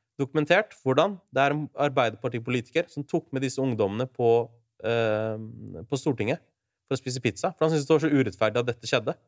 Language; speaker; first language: Norwegian; early bilingual, other home language; Urdu